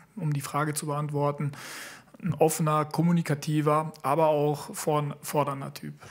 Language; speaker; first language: German; early bilingual, other home language; Italian